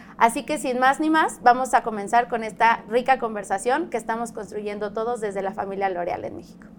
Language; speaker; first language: Spanish; native; Spanish